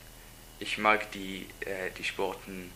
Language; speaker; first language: German; non-native, learner; English